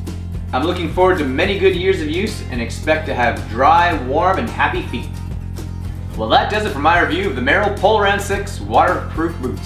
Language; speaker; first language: English; native; English